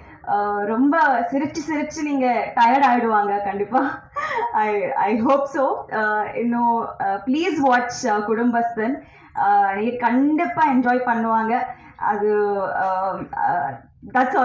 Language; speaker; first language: Tamil; non-native, learner; Telugu